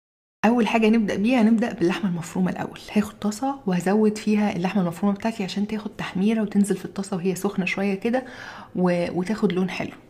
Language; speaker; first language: Arabic; native; Arabic